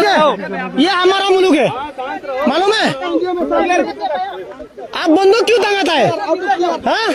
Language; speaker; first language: Hindi; non-native, learner; Bangla